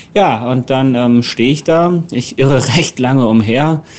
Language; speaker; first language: German; native; German